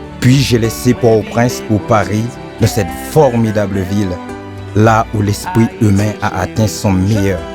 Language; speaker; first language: French; non-native, local second language; Haitian Creole